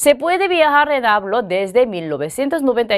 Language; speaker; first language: Spanish; non-native, fluent; Korean